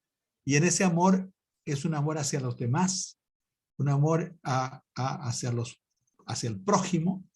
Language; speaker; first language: Spanish; native; Spanish